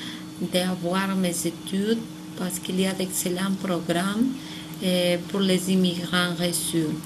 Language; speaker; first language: French; non-native, learner; Spanish